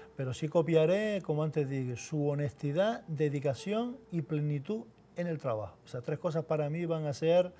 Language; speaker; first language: Spanish; native; Spanish